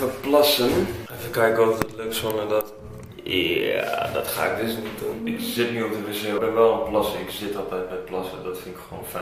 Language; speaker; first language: Dutch; native; Dutch